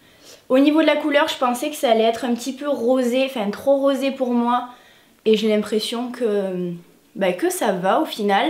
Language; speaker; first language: French; native; French